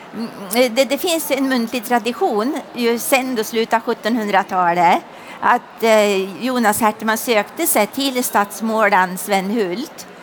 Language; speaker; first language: Swedish; native; Swedish